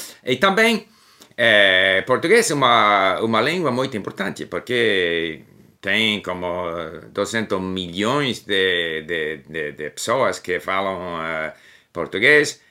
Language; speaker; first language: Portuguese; non-native, learner; English